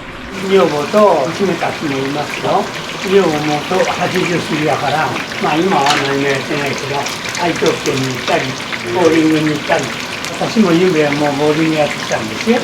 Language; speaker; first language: Japanese; native; Japanese